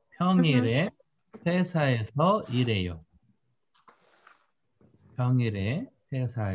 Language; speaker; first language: Korean; non-native, fluent; Russian